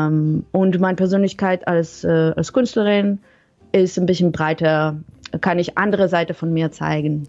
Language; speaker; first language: German; non-native, fluent; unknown